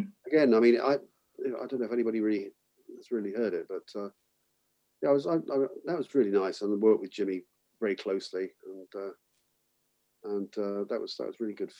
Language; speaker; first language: English; native; English